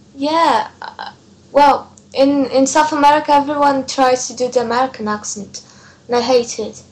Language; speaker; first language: English; non-native, fluent; Portuguese